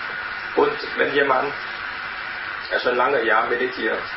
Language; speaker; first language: German; non-native, learner; Vietnamese